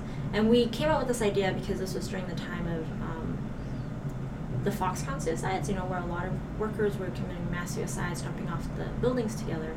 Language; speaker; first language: English; non-native, local second language; Cantonese